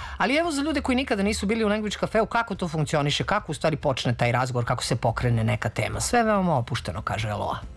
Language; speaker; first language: Serbian; native; Serbian